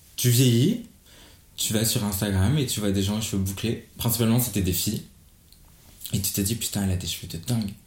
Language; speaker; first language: French; native; French